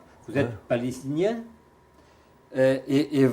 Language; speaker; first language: French; non-native, fluent; Portuguese